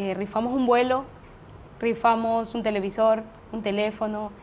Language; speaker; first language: Spanish; native; Spanish